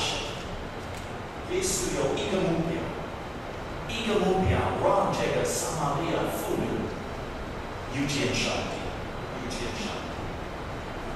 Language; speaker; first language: Chinese; non-native, fluent; English